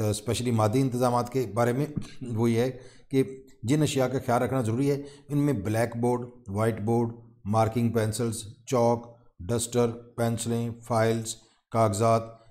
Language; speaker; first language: Urdu; non-native, local second language; Punjabi